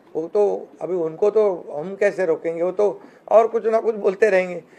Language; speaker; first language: Hindi; non-native, local second language; Marathi